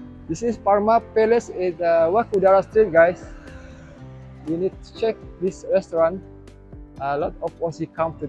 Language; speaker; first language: English; non-native, learner; Indonesian